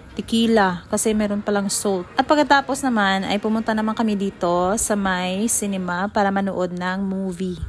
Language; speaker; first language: Filipino; non-native, local second language; Hiligaynon